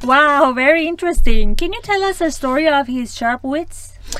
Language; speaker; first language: English; non-native, fluent; Persian